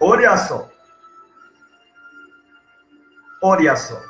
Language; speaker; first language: Portuguese; non-native, learner; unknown